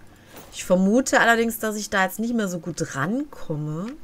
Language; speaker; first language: German; native; German